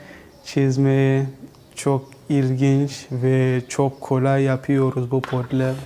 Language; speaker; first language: Turkish; non-native, learner; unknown